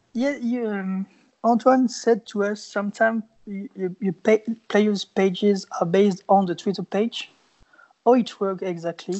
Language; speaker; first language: English; non-native, learner; French